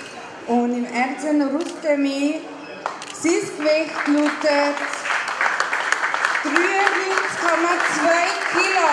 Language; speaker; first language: German; native; German